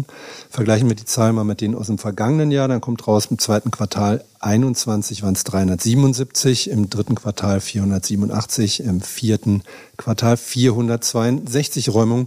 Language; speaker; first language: German; native; German